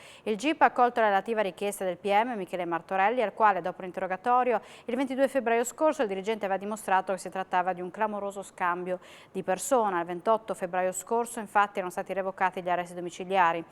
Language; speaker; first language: Italian; native; Italian